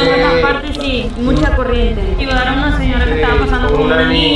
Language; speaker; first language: Spanish; native; Spanish